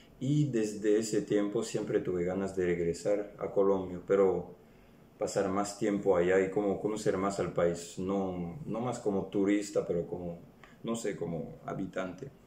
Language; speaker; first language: Spanish; non-native, fluent; French